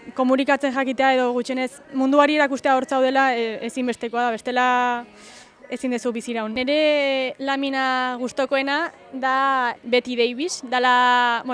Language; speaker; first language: Basque; native; Basque